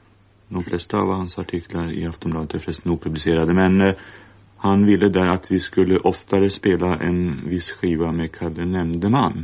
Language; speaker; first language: Swedish; native; Swedish